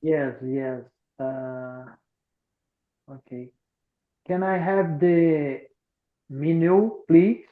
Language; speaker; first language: English; non-native, learner; Portuguese